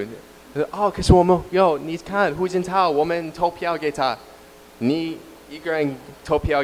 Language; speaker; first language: Chinese; non-native, learner; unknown